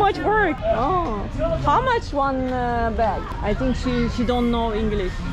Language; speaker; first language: English; non-native, learner; Turkish